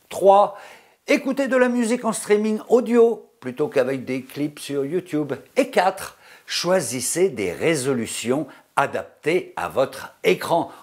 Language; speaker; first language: French; native; French